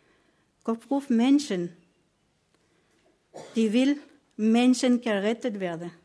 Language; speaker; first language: German; non-native, learner; Spanish